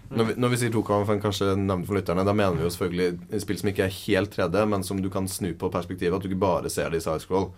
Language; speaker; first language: Norwegian; native; Norwegian